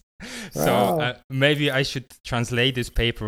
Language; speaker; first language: English; non-native, fluent; Polish